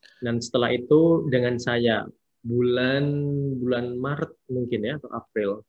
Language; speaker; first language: Indonesian; native; Indonesian